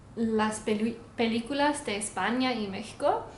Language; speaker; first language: Spanish; non-native, learner; English